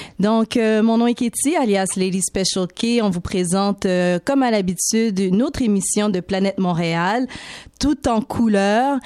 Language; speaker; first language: French; native; French